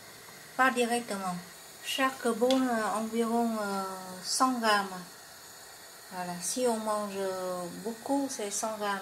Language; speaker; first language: French; non-native, learner; Vietnamese